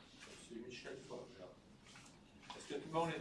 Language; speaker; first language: French; native; French